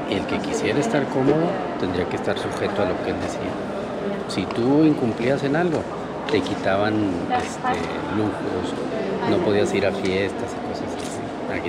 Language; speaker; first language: Spanish; native; Spanish